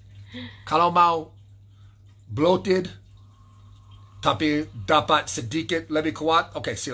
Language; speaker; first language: Indonesian; non-native, learner; English